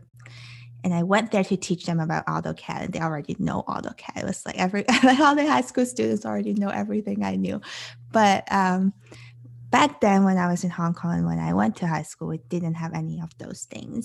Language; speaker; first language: English; non-native, local second language; Cantonese